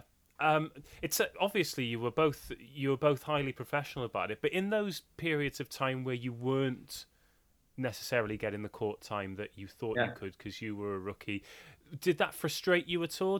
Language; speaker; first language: English; native; English